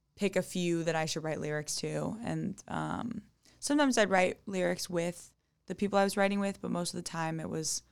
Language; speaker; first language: English; native; English